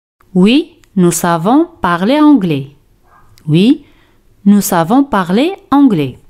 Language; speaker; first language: French; non-native, fluent; Spanish